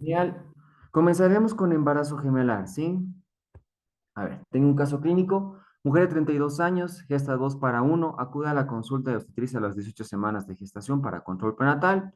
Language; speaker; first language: Spanish; native; Spanish